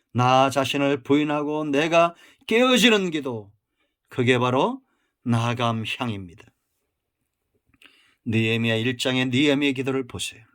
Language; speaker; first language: Korean; native; Korean